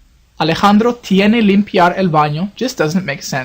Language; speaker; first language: Spanish; non-native, fluent; English